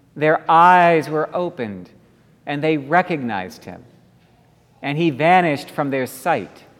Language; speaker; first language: English; native; English